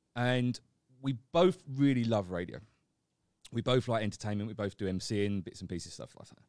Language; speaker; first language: English; native; English